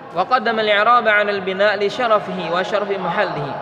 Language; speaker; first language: Arabic; non-native, fluent; Indonesian